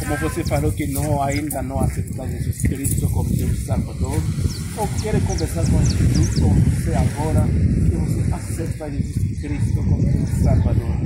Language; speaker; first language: Portuguese; non-native, learner; Haitian Creole